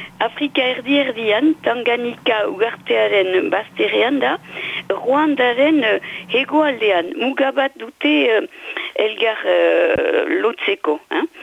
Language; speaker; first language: Basque; native; Basque